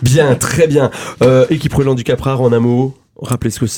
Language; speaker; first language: French; native; French